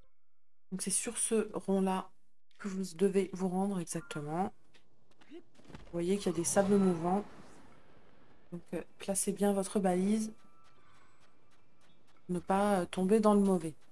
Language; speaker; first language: French; native; French